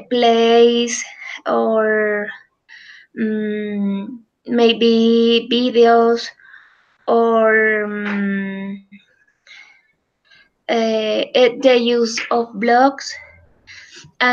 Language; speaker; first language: English; non-native, learner; Spanish